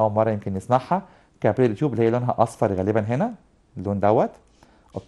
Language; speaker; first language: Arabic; native; Arabic